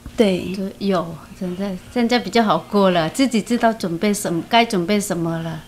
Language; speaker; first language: Chinese; non-native, fluent; Vietnamese